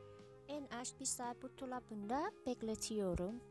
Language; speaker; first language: Turkish; non-native, learner; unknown